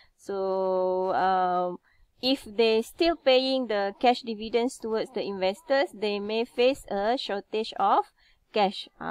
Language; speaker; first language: English; non-native, local second language; Malay